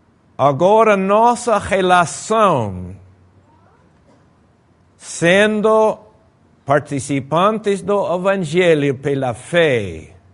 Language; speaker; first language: Portuguese; non-native, fluent; Spanish